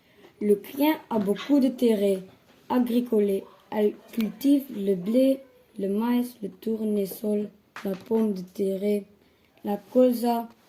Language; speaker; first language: French; non-native, learner; Dutch